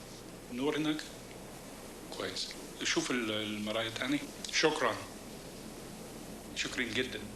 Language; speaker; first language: Arabic; non-native, fluent; English